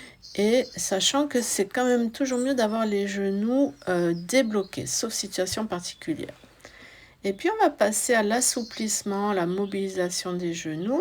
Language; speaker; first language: French; native; French